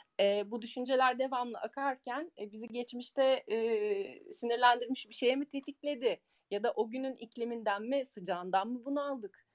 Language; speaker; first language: Turkish; early bilingual, heritage; Turkish